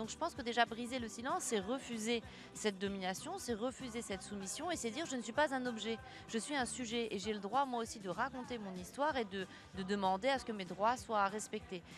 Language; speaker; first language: French; native; French